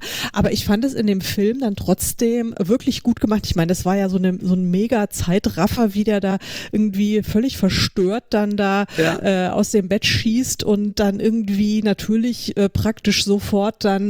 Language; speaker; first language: German; native; German